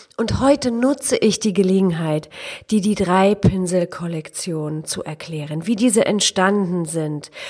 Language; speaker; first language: German; early bilingual, other home language; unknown